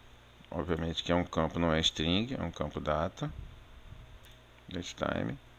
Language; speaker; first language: Portuguese; native; Portuguese